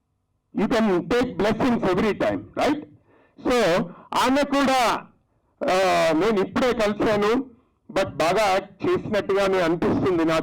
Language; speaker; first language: Telugu; native; Telugu